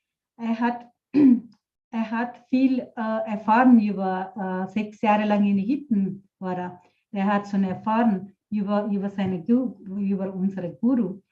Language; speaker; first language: German; non-native, fluent; Telugu